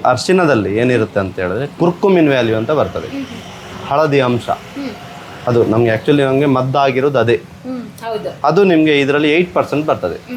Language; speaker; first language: Kannada; native; Kannada